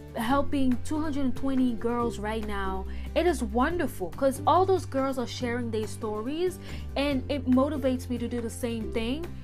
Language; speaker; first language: English; early bilingual, other home language; Haitian Creole